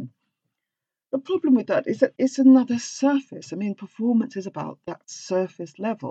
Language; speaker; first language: English; native; English